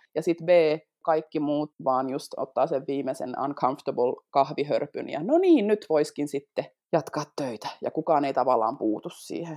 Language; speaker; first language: Finnish; native; Finnish